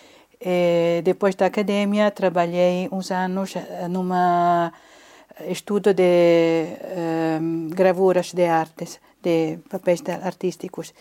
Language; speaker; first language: Portuguese; non-native, fluent; Italian